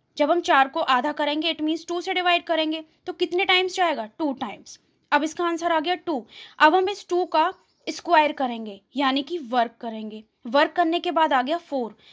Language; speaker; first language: Hindi; native; Hindi